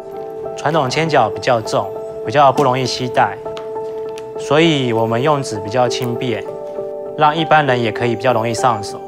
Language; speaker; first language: Chinese; native; Chinese